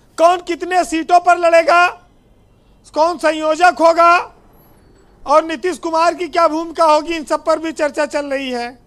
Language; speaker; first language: Hindi; native; Hindi